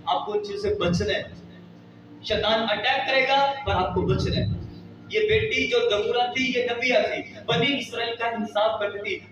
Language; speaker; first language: Urdu; non-native, local second language; Punjabi